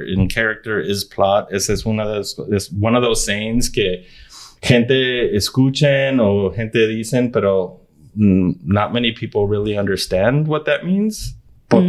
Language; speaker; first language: English; early bilingual, other home language; Spanish